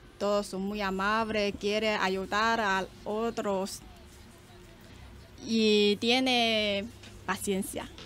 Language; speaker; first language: Spanish; non-native, learner; Chinese